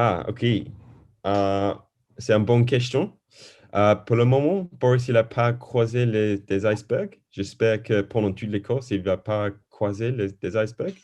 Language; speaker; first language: French; non-native, learner; English